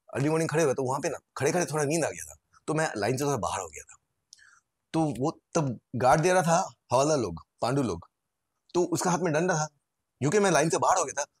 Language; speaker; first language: Hindi; non-native, local second language; Bangla